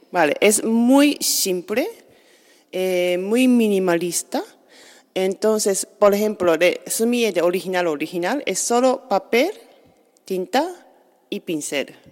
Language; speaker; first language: Spanish; non-native, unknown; Japanese